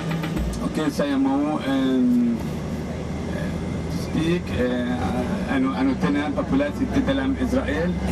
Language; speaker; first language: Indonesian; non-native, learner; Arabic